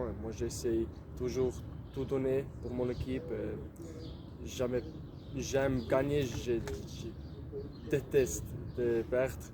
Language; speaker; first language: French; non-native, local second language; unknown